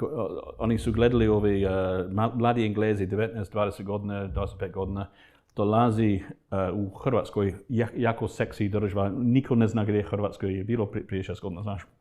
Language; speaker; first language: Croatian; non-native, fluent; English